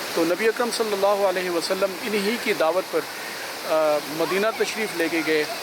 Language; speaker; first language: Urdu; native; Urdu